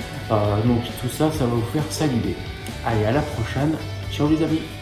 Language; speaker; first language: French; native; French